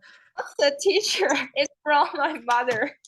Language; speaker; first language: English; non-native, learner; Chinese